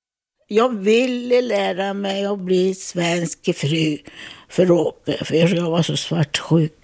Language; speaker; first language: Swedish; non-native, fluent; Italian